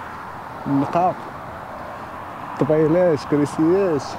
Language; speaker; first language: Arabic; native; Arabic